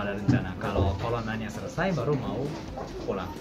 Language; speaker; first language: Indonesian; non-native, fluent; Japanese